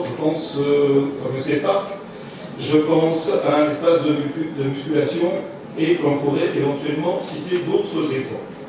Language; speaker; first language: French; native; French